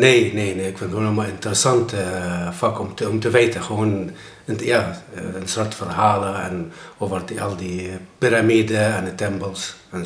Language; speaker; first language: Dutch; non-native, learner; Arabic